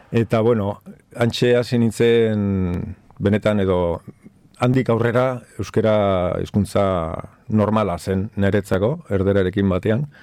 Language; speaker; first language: Basque; non-native, local second language; Spanish